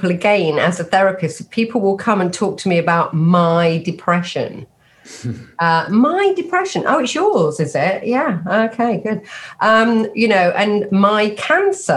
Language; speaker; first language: English; native; English